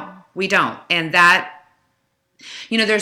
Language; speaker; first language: English; native; English